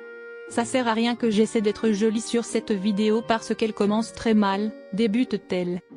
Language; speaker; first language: French; native; French